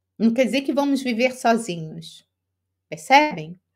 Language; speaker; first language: Portuguese; native; Portuguese